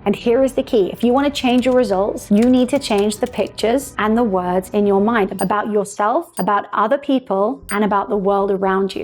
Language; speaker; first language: English; native; English